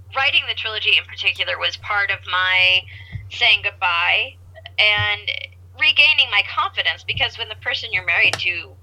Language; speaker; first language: English; native; English